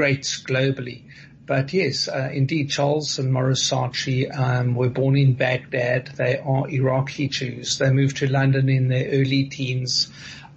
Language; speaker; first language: English; native; English